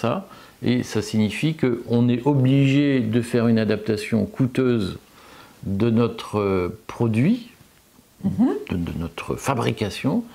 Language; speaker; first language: French; native; French